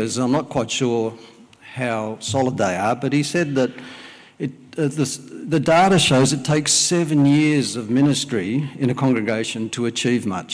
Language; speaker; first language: English; early bilingual, other home language; Welsh